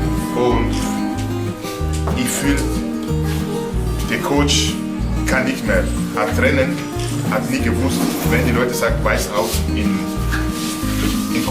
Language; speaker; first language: German; non-native, learner; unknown